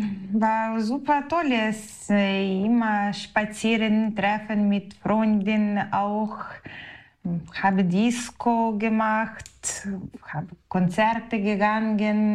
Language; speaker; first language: German; non-native, learner; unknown